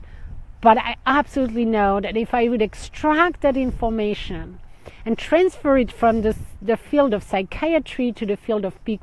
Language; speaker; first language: English; non-native, fluent; French